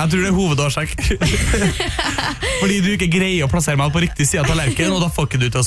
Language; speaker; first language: Norwegian; native; Norwegian